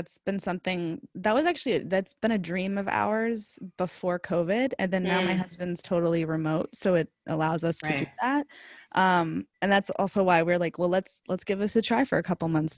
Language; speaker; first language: English; native; English